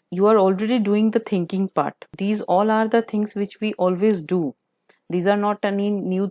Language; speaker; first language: English; non-native, local second language; Hindi